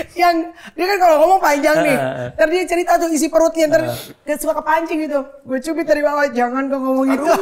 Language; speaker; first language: Indonesian; native; Indonesian